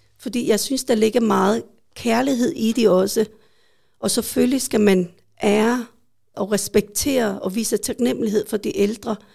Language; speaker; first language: Danish; early bilingual, other home language; Vietnamese